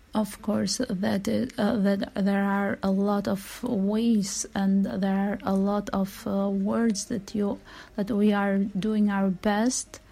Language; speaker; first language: English; non-native, fluent; Albanian